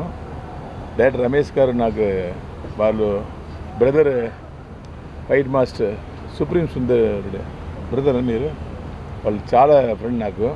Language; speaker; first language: Telugu; non-native, learner; Tamil